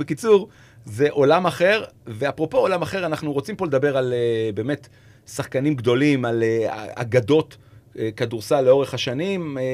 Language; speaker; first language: Hebrew; native; Hebrew